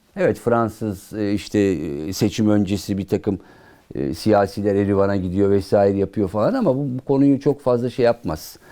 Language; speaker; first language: Turkish; native; Turkish